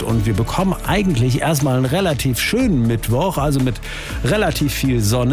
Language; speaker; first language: German; native; German